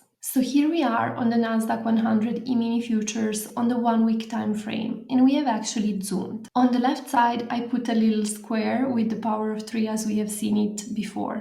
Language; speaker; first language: English; non-native, fluent; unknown